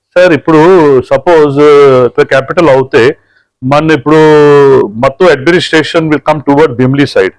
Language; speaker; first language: Telugu; non-native, local second language; Punjabi